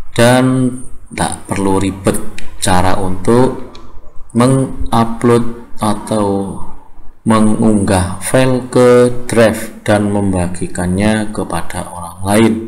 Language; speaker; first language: Indonesian; native; Indonesian